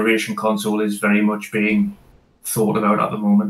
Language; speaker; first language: English; native; English